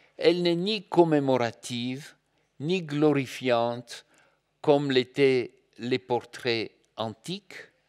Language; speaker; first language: French; non-native, fluent; Bulgarian